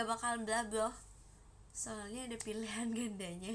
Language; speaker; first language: Indonesian; native; Indonesian